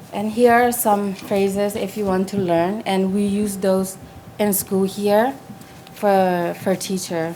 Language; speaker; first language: English; non-native, fluent; Burmese